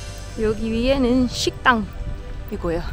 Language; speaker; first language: Korean; non-native, learner; German